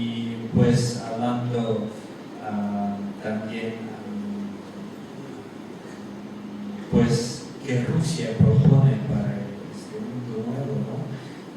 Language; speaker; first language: Spanish; non-native, fluent; Russian